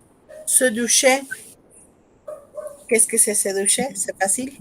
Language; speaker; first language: French; non-native, fluent; Spanish